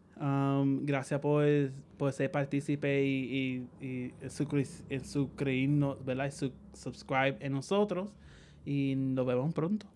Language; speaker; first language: Spanish; native; Spanish